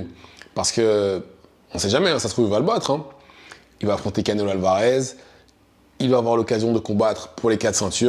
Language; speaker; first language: French; native; French